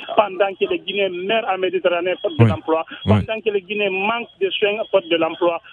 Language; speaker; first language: French; non-native, local second language; Susu